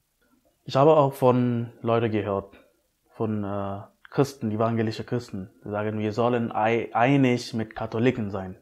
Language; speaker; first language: German; non-native, fluent; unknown